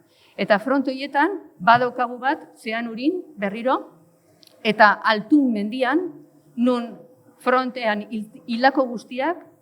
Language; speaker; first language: Basque; native; Basque